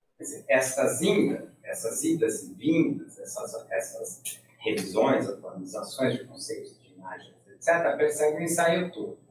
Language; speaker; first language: Portuguese; native; Portuguese